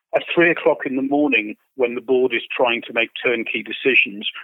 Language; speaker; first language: English; native; English